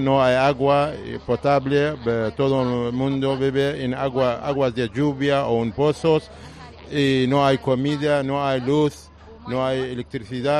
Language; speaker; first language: Spanish; non-native, fluent; Arabic